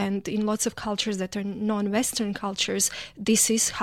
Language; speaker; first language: English; non-native, fluent; Croatian